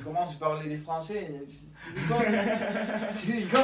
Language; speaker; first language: French; non-native, learner; Spanish